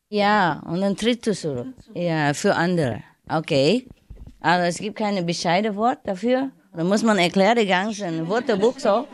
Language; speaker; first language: German; non-native, learner; Vietnamese